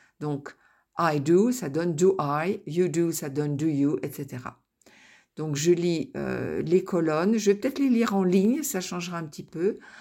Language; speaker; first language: French; native; French